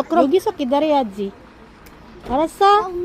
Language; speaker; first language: Korean; non-native, fluent; Filipino